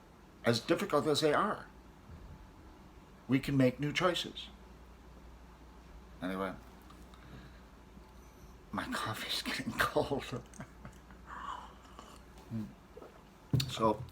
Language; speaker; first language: English; native; English